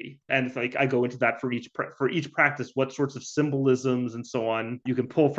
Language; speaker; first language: English; native; English